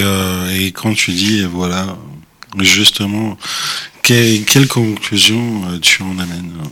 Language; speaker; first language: French; native; French